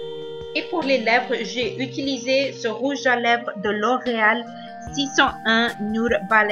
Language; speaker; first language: French; non-native, learner; Spanish